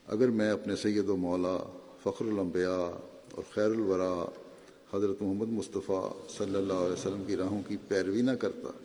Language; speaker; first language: Urdu; native; Urdu